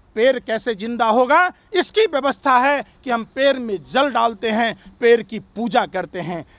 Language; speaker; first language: Hindi; native; Hindi